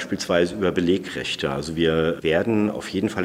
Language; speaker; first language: German; native; German